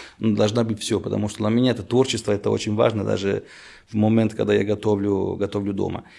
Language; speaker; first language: Russian; non-native, fluent; Italian